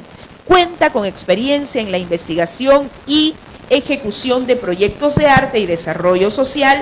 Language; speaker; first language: Spanish; native; Spanish